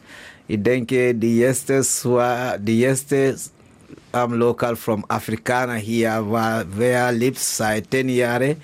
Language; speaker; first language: German; non-native, learner; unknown